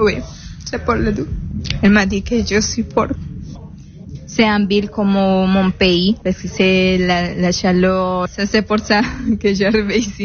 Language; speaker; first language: French; non-native, learner; Spanish